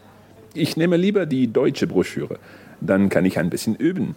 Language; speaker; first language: German; non-native, fluent; English